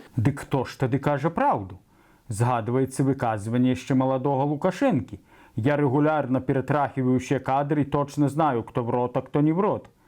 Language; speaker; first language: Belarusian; native; Belarusian